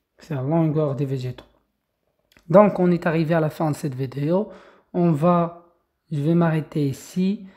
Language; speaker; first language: French; non-native, local second language; Arabic